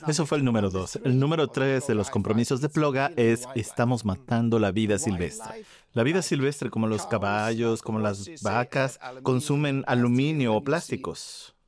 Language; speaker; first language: Spanish; non-native, fluent; Swedish